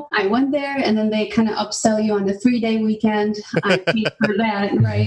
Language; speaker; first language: English; non-native, fluent; Albanian